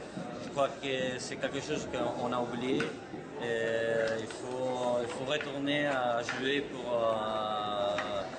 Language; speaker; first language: French; non-native, fluent; Spanish